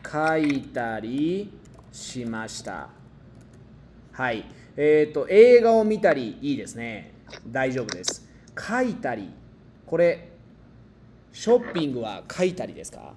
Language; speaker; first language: Japanese; non-native, fluent; Spanish